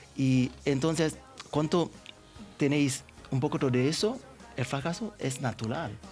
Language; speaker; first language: Spanish; non-native, learner; Haitian Creole